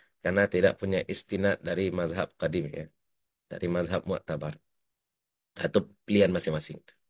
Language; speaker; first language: Indonesian; native; Indonesian